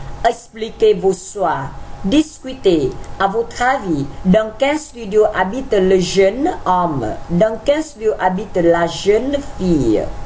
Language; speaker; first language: French; non-native, fluent; Vietnamese